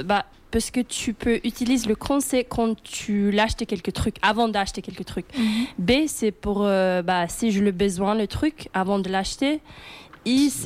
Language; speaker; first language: French; non-native, learner; Swedish